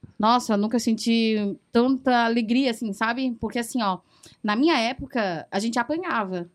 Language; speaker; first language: Portuguese; early bilingual, other home language; Chinese